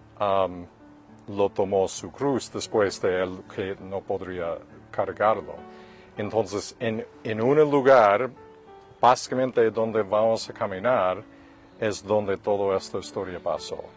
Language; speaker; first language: Spanish; non-native, fluent; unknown